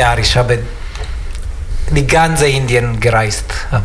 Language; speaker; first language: German; non-native, learner; Italian